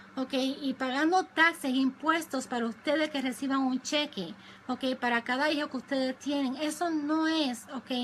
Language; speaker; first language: Spanish; early bilingual, other home language; English